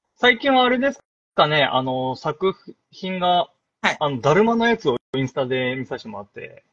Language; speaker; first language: Japanese; native; Japanese